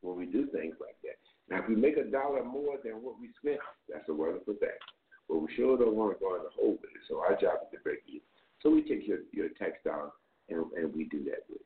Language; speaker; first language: English; native; English